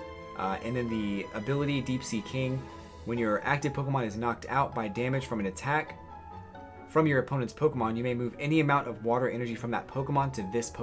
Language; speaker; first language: English; native; English